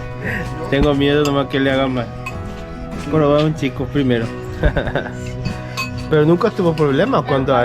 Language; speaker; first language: Spanish; non-native, fluent; Korean